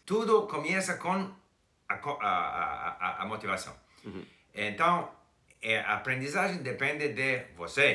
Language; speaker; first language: Portuguese; non-native, fluent; English